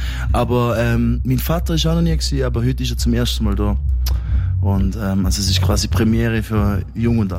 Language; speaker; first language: German; native; German